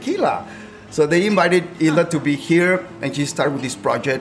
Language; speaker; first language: English; non-native, fluent; Spanish